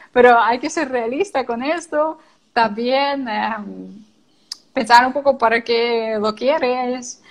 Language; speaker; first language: Spanish; non-native, fluent; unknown